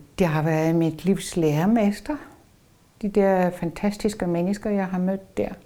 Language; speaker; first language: Danish; non-native, fluent; French